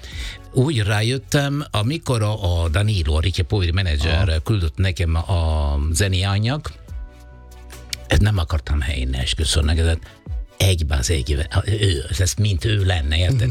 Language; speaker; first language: Hungarian; non-native, fluent; Italian